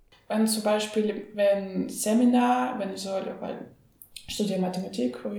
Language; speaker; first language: German; non-native, learner; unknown